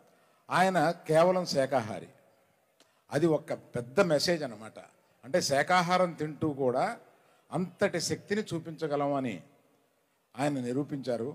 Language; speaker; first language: Telugu; native; Telugu